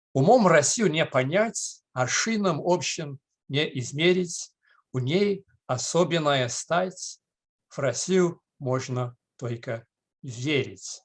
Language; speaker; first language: Russian; non-native, fluent; English